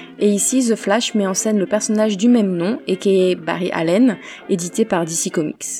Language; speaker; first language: French; native; French